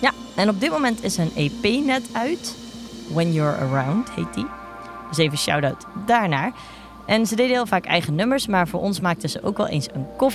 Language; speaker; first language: Dutch; native; Dutch